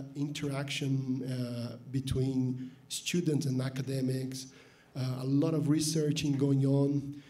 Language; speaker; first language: English; non-native, fluent; Portuguese